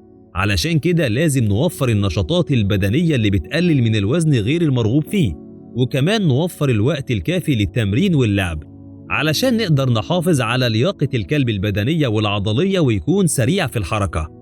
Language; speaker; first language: Arabic; native; Arabic